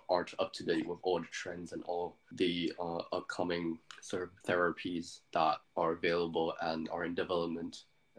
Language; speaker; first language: English; native; English